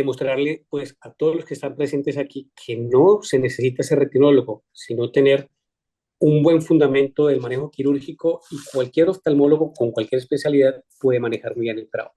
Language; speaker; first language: Spanish; native; Spanish